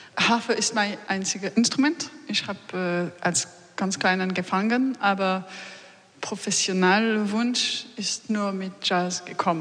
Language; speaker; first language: German; non-native, learner; French